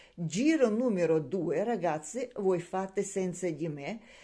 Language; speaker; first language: Italian; non-native, learner; Ukrainian